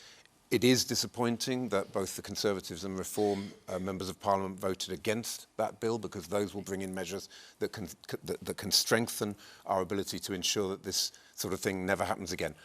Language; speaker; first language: English; native; English